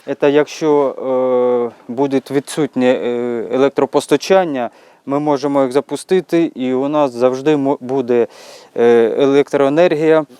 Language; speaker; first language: Ukrainian; native; Ukrainian